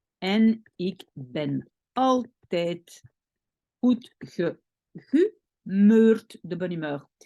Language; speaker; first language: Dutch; non-native, local second language; French